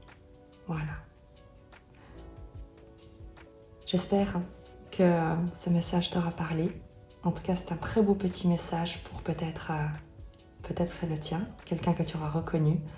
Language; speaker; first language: French; native; French